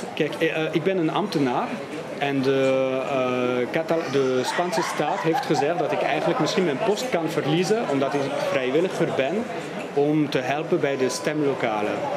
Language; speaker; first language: Dutch; non-native, fluent; Catalan